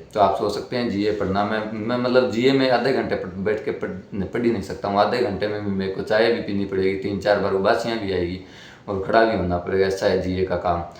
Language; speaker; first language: Hindi; native; Hindi